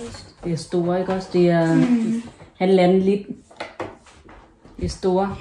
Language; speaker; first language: Danish; non-native, learner; Thai